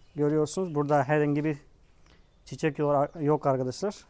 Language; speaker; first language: Turkish; non-native, fluent; Hindi